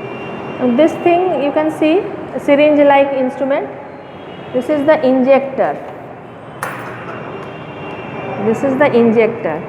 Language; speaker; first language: English; non-native, local second language; Bangla